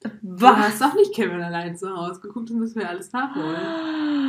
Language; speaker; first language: German; native; German